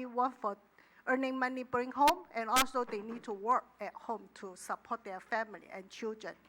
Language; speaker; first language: English; non-native, learner; Chinese